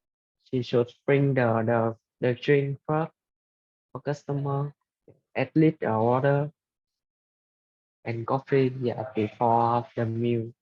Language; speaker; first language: English; non-native, learner; Vietnamese